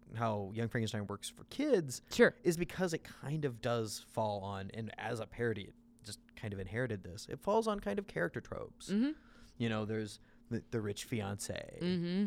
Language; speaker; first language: English; native; English